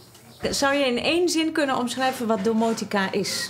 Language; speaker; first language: Dutch; native; Dutch